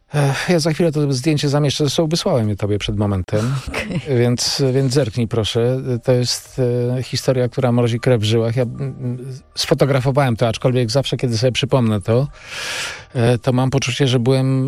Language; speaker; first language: Polish; native; Polish